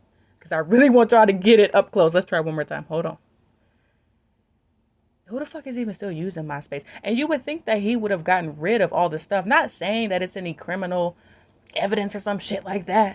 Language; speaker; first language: English; native; English